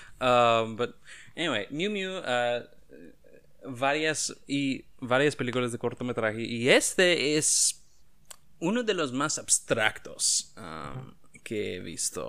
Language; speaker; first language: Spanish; non-native, learner; English